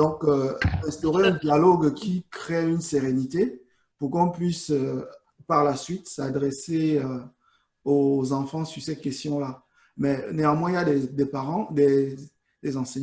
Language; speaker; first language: French; non-native, fluent; Dutch